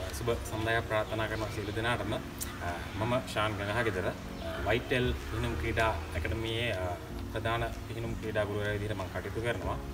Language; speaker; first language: Sinhala; native; Sinhala